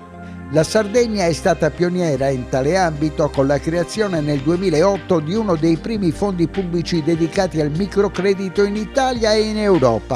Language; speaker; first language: Italian; native; Italian